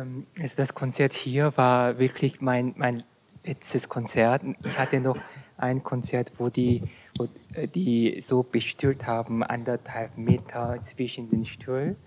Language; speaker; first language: German; non-native, fluent; Korean